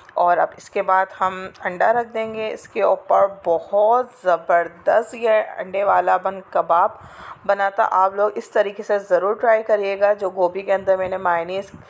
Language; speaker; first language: Urdu; native; Urdu